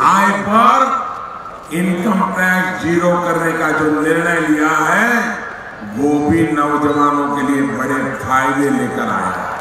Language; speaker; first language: Hindi; non-native, local second language; Gujarati